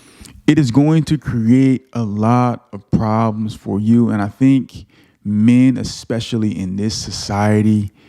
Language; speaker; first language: English; native; English